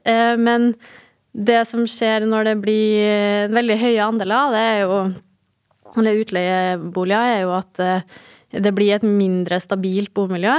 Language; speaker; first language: Norwegian; native; Norwegian